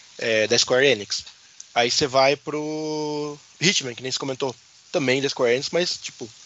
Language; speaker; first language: Portuguese; native; Portuguese